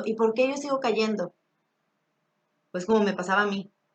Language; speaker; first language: Spanish; native; Spanish